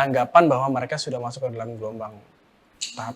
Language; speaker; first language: Indonesian; native; Indonesian